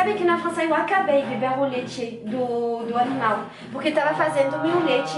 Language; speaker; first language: Portuguese; non-native, fluent; French